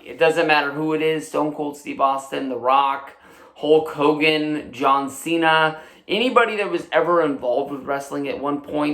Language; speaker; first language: English; native; English